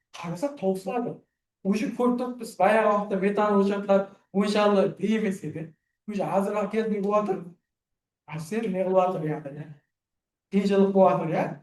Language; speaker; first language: Uzbek; non-native, local second language; Kara-Kalpak